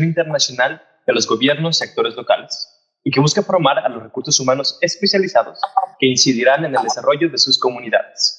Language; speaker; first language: Spanish; native; Spanish